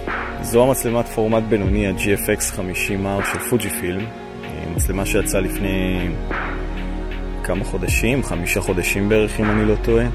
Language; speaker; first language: Hebrew; native; Hebrew